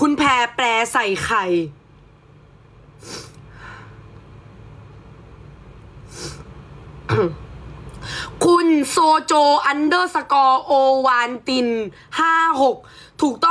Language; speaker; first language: Thai; native; Thai